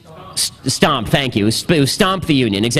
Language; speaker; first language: English; native; English